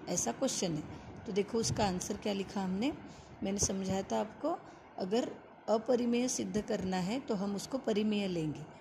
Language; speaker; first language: Hindi; non-native, local second language; Marathi